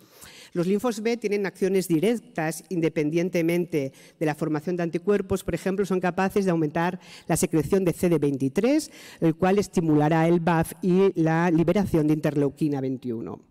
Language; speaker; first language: Spanish; native; Spanish